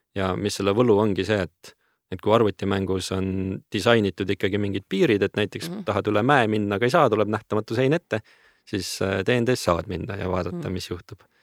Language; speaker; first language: Estonian; native; Estonian